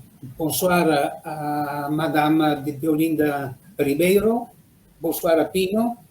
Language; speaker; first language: French; non-native, fluent; Italian